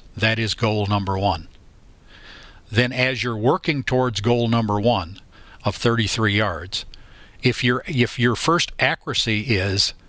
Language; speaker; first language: English; native; English